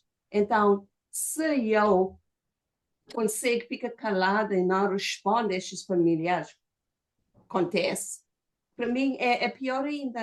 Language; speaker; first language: Portuguese; non-native, fluent; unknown